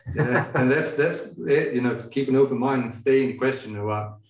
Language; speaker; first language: English; non-native, fluent; Swedish